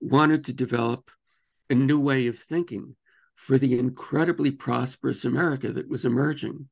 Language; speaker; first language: English; native; English